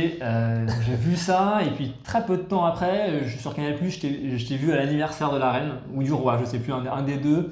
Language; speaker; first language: French; native; French